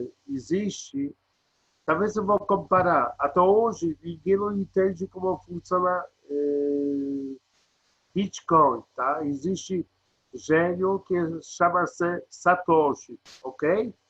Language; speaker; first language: Portuguese; non-native, learner; Polish